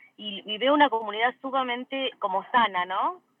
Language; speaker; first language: Spanish; native; Spanish